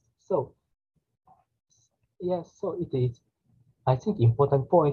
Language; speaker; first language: English; non-native, learner; Japanese